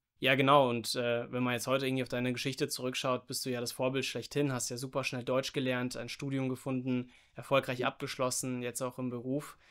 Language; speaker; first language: German; native; German